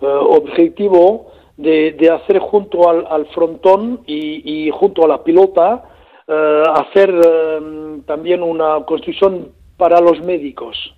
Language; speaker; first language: Spanish; non-native, learner; French